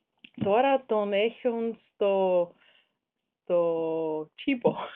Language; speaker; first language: Greek; non-native, learner; German